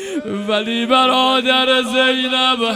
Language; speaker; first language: Persian; native; Persian